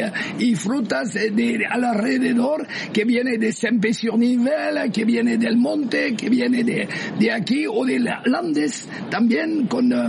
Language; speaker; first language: Spanish; non-native, fluent; French